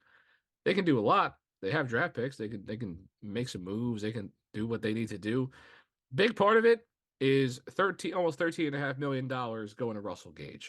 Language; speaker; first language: English; native; English